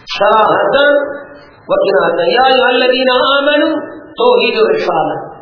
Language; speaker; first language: Persian; native; Persian